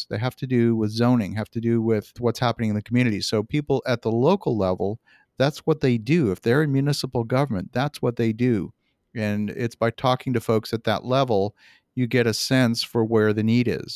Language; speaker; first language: English; native; English